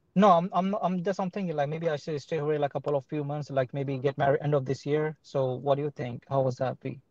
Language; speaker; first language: English; non-native, fluent; Arabic